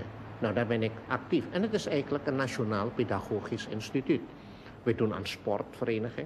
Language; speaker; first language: Dutch; non-native, local second language; Indonesian